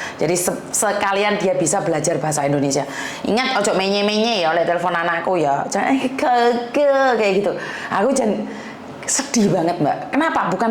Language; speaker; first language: Indonesian; native; Indonesian